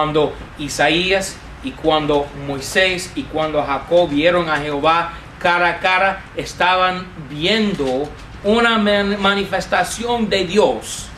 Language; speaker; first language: Spanish; non-native, fluent; English